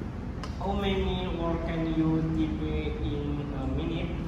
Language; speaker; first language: English; non-native, learner; Indonesian